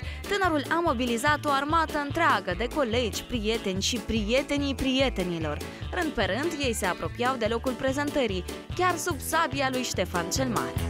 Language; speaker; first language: Romanian; native; Romanian